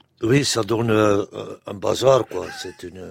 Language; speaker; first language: French; non-native, local second language; Dutch